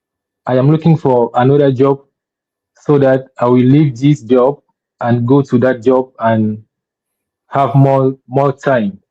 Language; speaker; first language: English; non-native, learner; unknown